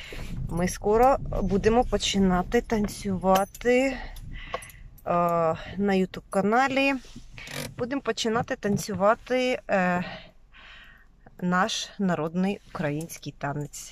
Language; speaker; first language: Ukrainian; non-native, local second language; Russian